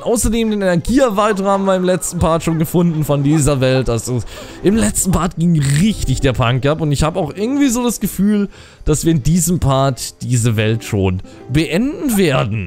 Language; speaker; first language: German; native; German